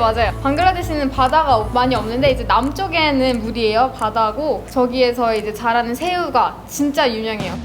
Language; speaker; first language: Korean; non-native, fluent; Bangla